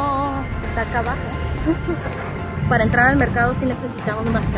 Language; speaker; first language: Spanish; native; Spanish